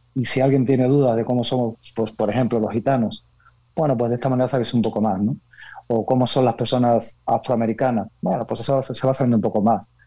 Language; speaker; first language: Spanish; native; Spanish